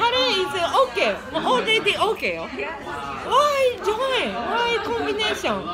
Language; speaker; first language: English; non-native, learner; Japanese